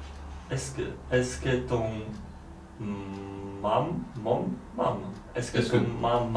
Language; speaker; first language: French; non-native, learner; Polish